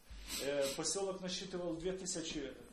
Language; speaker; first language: Polish; non-native, learner; Russian